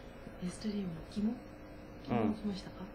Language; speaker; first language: Japanese; non-native, learner; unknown